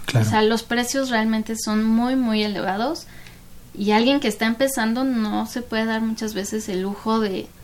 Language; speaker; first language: Spanish; native; Spanish